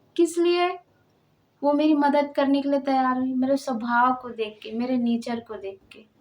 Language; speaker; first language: Hindi; non-native, local second language; Marathi